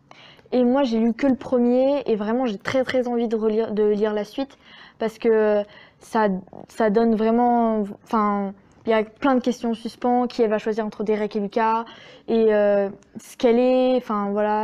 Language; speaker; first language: French; native; French